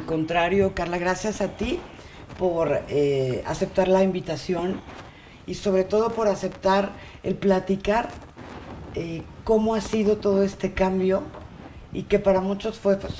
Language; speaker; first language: Spanish; native; Spanish